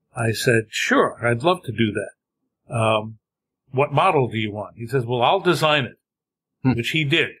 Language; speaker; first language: English; native; English